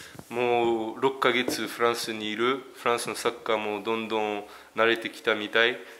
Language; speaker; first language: Japanese; early bilingual, heritage; French